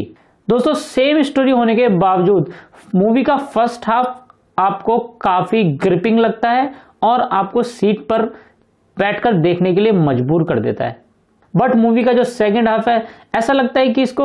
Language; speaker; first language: Hindi; native; Hindi